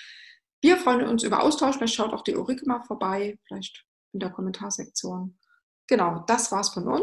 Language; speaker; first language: German; native; German